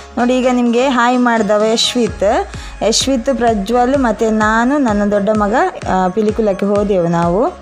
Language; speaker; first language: Kannada; non-native, local second language; Tulu